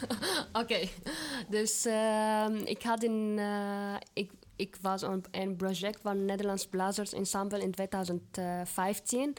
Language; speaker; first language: Dutch; non-native, fluent; Arabic